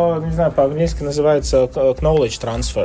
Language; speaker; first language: Russian; non-native, local second language; Latvian